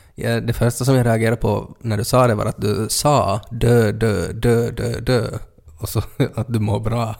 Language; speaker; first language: Swedish; native; Swedish